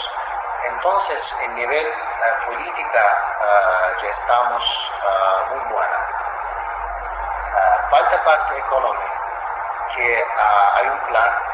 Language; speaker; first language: Spanish; non-native, fluent; Azerbaijani